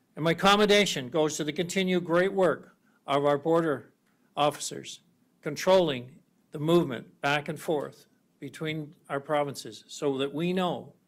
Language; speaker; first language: English; native; English